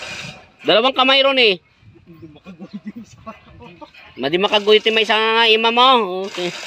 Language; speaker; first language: Filipino; native; Filipino